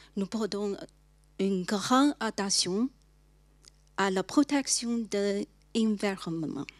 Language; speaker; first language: French; non-native, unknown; Chinese